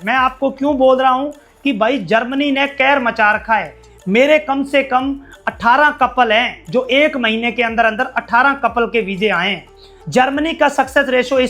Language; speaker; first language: Hindi; native; Hindi